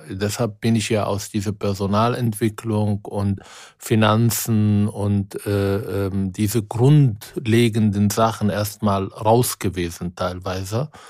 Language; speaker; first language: German; non-native, fluent; Arabic